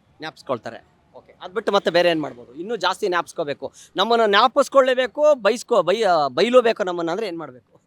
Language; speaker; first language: Kannada; native; Kannada